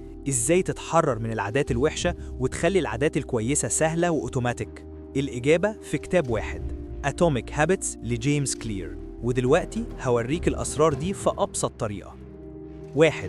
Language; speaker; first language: Arabic; native; Arabic